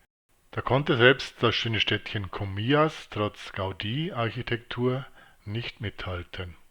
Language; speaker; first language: German; native; German